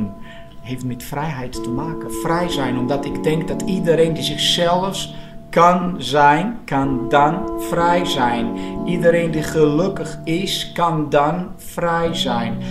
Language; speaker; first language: Dutch; non-native, fluent; Portuguese